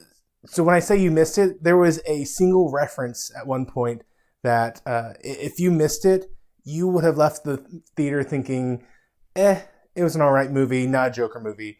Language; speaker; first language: English; native; English